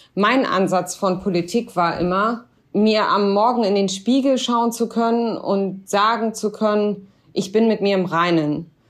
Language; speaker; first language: German; early bilingual, other home language; Arabic